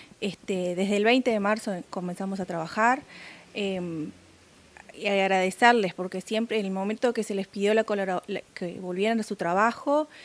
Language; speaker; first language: Spanish; native; Spanish